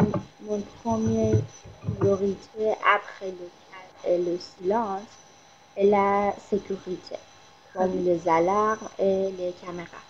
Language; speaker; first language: French; non-native, learner; Persian